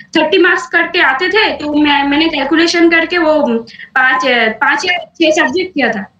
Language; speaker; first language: Hindi; non-native, local second language; Bangla